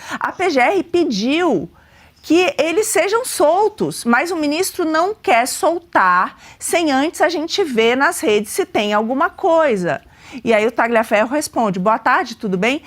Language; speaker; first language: Portuguese; native; Portuguese